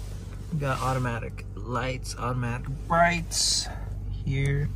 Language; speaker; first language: English; native; English